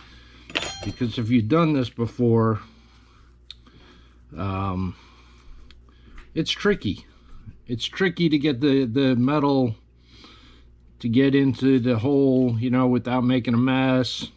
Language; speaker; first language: English; native; English